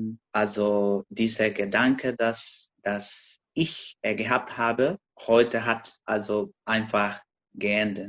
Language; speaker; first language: German; non-native, learner; Spanish